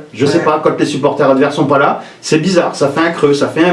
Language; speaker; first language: French; native; French